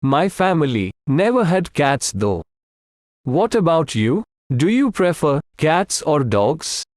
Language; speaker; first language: English; non-native, local second language; Hindi